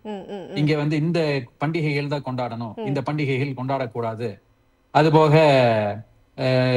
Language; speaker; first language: Tamil; native; Tamil